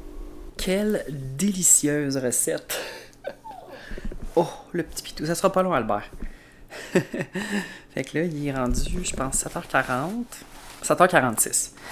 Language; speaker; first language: French; native; French